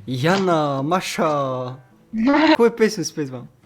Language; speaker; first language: Russian; non-native, local second language; Tajik